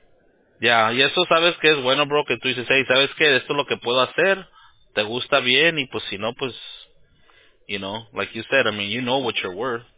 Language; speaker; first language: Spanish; early bilingual, heritage; Spanish